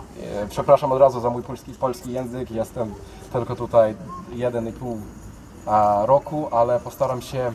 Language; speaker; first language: Polish; non-native, fluent; Ukrainian